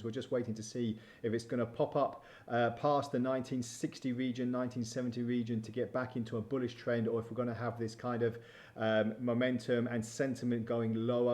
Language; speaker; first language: English; native; English